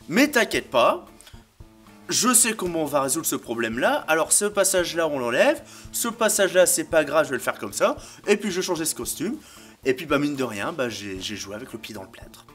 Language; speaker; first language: French; native; French